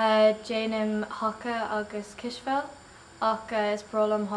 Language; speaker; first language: Irish; non-native, local second language; English